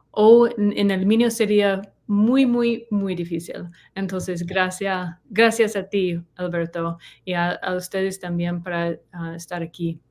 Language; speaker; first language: Spanish; non-native, learner; English